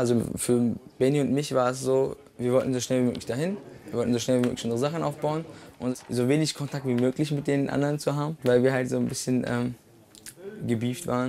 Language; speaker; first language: German; native; German